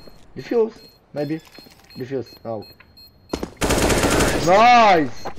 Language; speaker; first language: English; non-native, learner; Polish